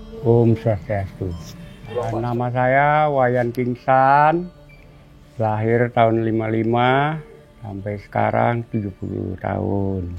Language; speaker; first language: Indonesian; non-native, local second language; Balinese